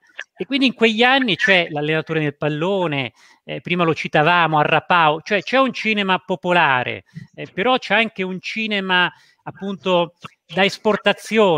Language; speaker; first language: Italian; native; Italian